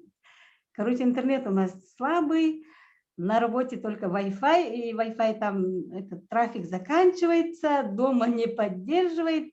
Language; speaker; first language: Russian; non-native, local second language; Yakut